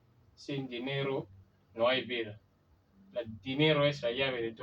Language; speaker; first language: Spanish; non-native, learner; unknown